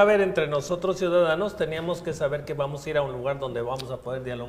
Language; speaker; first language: Spanish; native; Spanish